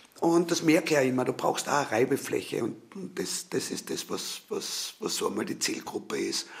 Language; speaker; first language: German; native; German